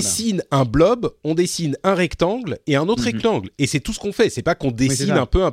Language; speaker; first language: French; native; French